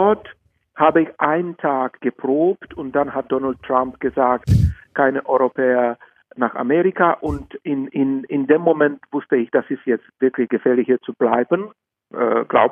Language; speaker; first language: German; non-native, fluent; Czech